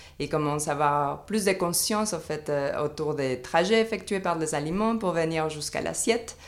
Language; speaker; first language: French; non-native, fluent; Spanish